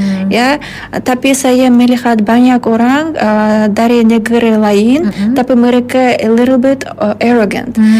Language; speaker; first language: Indonesian; non-native, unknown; Uzbek